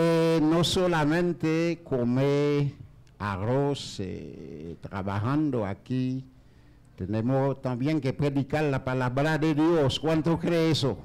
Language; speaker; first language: Spanish; non-native, learner; Haitian Creole